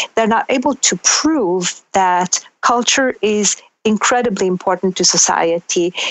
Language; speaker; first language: English; non-native, fluent; Italian